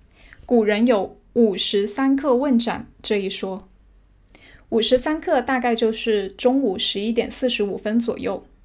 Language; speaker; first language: Chinese; native; Chinese